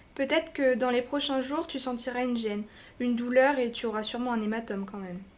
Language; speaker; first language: French; native; French